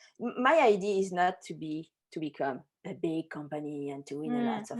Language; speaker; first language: English; non-native, fluent; French